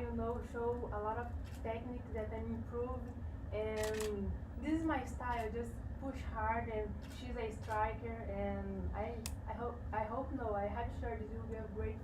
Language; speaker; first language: English; non-native, learner; Portuguese